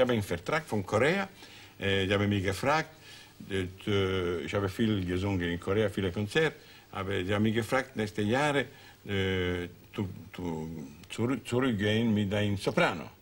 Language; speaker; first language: German; non-native, learner; Italian